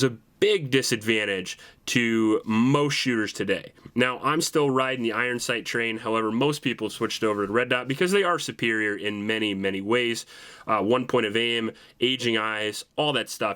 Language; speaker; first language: English; native; English